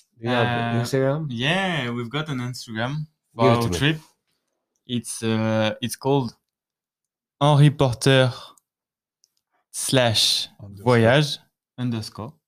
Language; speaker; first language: English; non-native, learner; French